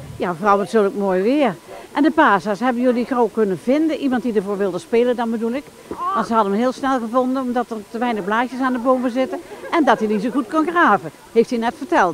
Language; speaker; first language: Dutch; native; Dutch